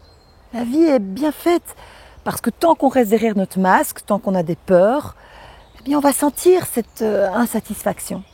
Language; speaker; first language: French; native; French